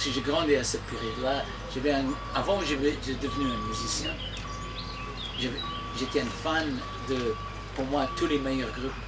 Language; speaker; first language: French; non-native, fluent; English